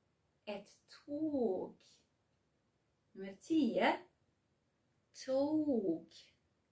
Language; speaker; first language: Swedish; non-native, fluent; Serbian